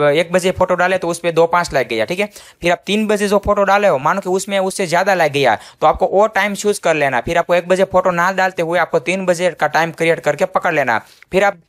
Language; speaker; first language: Hindi; non-native, local second language; Gujarati